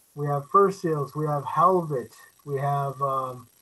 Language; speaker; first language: English; native; English